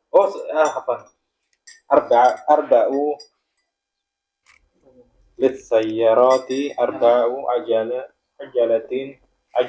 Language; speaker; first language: Arabic; non-native, learner; Indonesian